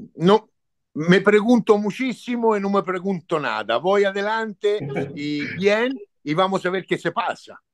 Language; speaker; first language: Spanish; non-native, learner; Italian